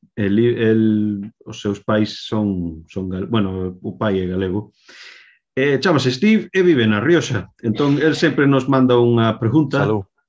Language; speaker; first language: Galician; non-native, local second language; Spanish